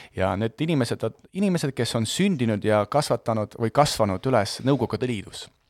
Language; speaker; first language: Estonian; non-native, local second language; Russian